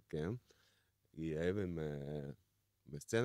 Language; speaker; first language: Hebrew; non-native, fluent; Russian